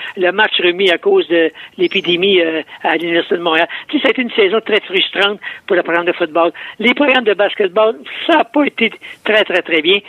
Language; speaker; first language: French; native; French